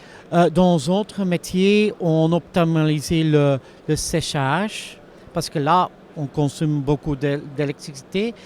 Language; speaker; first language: French; non-native, local second language; Dutch